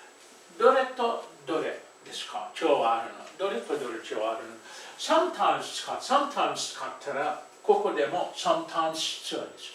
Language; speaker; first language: Japanese; non-native, fluent; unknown